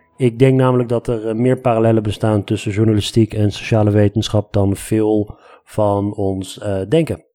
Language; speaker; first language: Dutch; early bilingual, other home language; Armenian